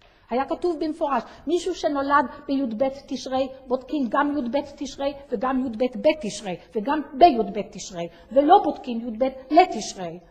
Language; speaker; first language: Hebrew; native; Hebrew